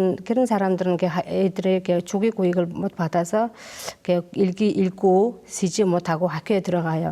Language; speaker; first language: Korean; non-native, learner; Mongolian